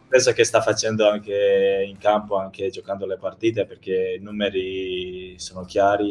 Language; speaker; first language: Italian; non-native, fluent; Croatian